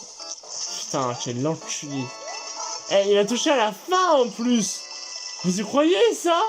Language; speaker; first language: French; native; French